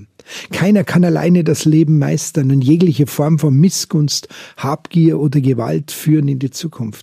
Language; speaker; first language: German; native; German